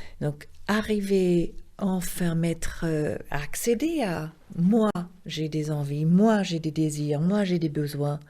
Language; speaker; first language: French; non-native, local second language; Swiss German